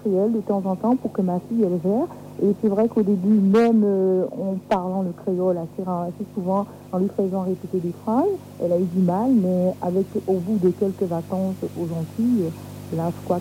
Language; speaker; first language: French; native; French